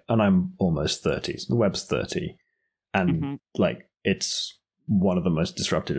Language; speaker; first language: English; native; English